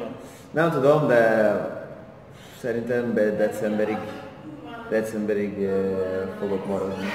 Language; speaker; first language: Hungarian; non-native, learner; Swedish